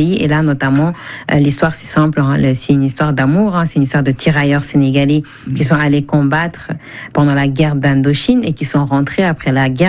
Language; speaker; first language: French; non-native, local second language; Wolof